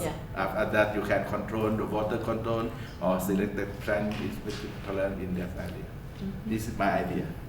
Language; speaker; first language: English; non-native, learner; Thai